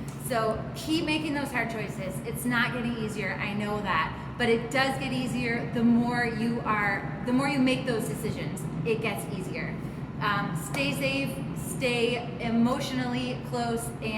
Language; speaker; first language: English; native; English